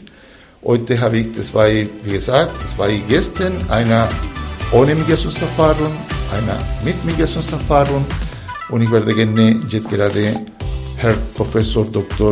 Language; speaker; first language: German; non-native, fluent; Spanish